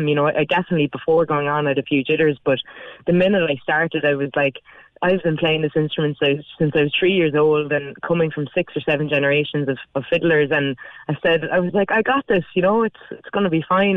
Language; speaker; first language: English; native; English